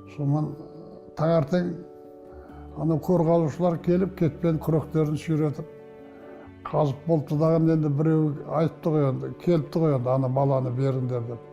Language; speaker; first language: Kazakh; native; Kazakh